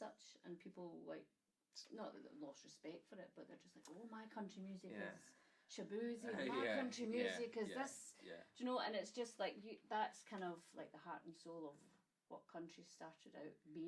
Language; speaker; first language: English; native; English